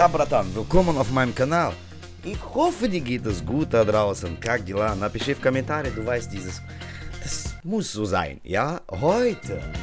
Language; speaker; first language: German; early bilingual, other home language; Russian